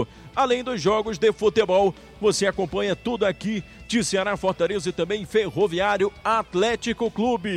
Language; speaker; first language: Portuguese; native; Portuguese